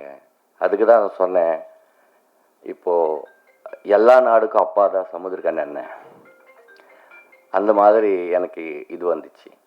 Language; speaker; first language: Tamil; non-native, local second language; Telugu